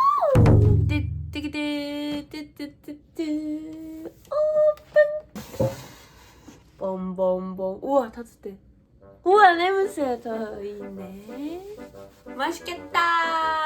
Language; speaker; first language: Korean; non-native, fluent; Japanese